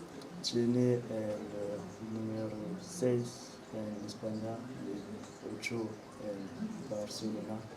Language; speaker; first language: Spanish; non-native, learner; French